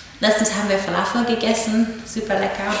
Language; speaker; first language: German; non-native, fluent; English